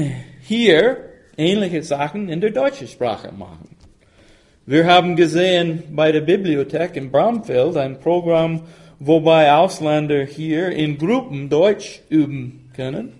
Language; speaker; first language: German; non-native, fluent; English